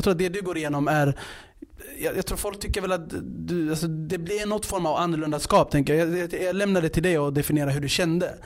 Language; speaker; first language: Swedish; early bilingual, other home language; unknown